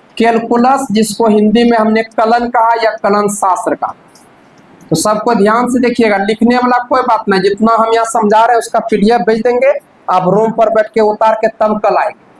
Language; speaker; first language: Hindi; native; Hindi